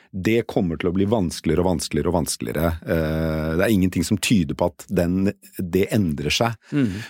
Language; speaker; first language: Norwegian; native; Norwegian